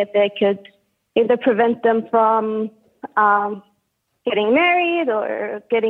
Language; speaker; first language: English; non-native, fluent; Arabic